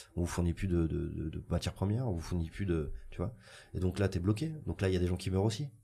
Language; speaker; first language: French; native; French